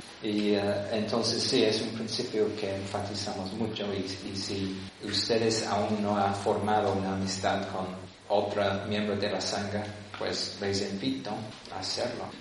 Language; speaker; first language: Spanish; non-native, fluent; English